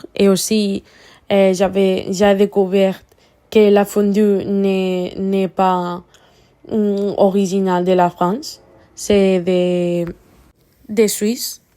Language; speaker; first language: French; non-native, learner; Spanish